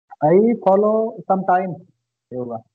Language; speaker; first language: English; non-native, learner; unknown